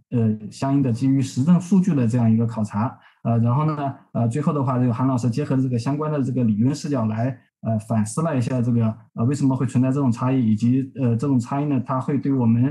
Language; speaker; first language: Chinese; native; Chinese